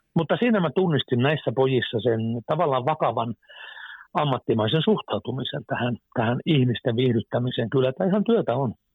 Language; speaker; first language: Finnish; native; Finnish